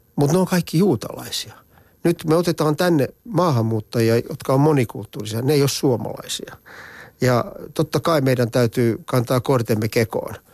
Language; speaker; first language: Finnish; native; Finnish